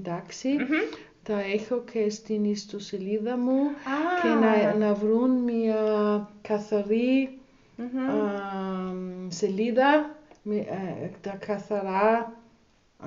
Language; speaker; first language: Greek; non-native, learner; German